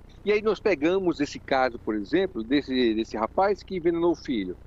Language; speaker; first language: Portuguese; native; Portuguese